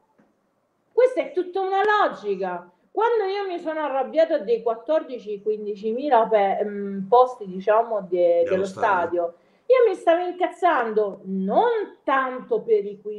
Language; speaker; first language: Italian; native; Italian